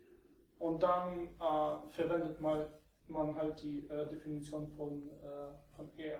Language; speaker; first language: German; non-native, fluent; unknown